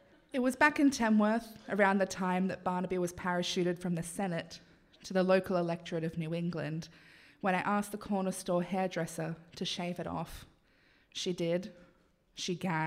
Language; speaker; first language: English; native; English